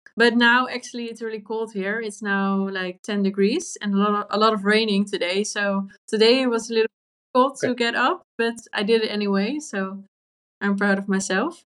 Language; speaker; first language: English; non-native, fluent; Dutch